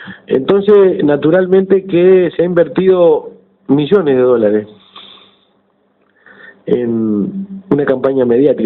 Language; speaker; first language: Spanish; native; Spanish